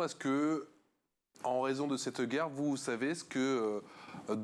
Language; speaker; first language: French; native; French